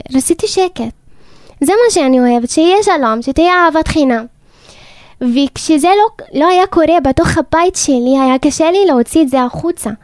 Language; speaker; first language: Hebrew; non-native, local second language; Arabic